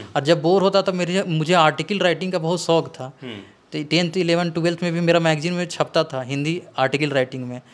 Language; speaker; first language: Hindi; native; Hindi